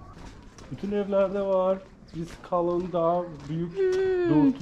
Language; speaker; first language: Turkish; non-native, learner; Persian